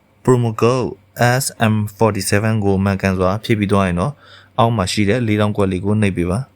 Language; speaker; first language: Burmese; native; Burmese